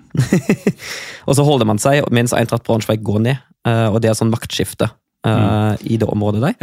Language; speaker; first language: Norwegian; non-native, fluent; German